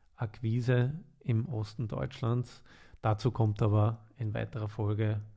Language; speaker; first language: German; native; German